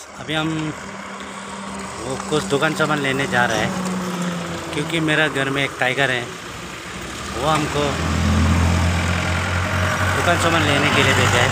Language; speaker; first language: Hindi; non-native, local second language; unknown